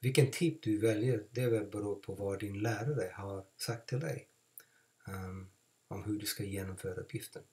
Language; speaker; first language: Swedish; non-native, fluent; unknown